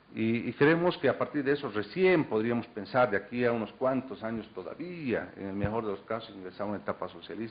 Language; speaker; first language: Spanish; native; Spanish